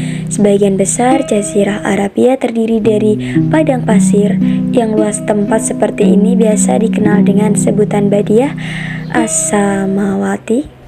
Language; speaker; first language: Indonesian; native; Indonesian